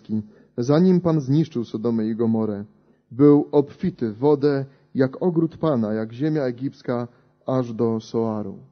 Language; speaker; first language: Polish; native; Polish